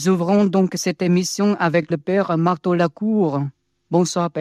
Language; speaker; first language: French; non-native, fluent; Vietnamese